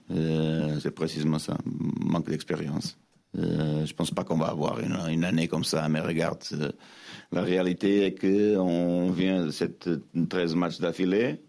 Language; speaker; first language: French; non-native, fluent; Portuguese